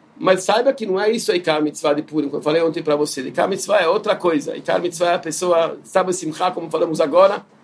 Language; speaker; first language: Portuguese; non-native, fluent; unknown